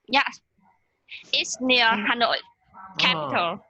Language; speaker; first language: English; non-native, learner; Vietnamese